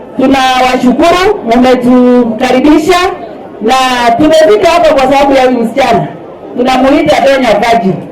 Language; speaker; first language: Swahili; non-native, local second language; Masai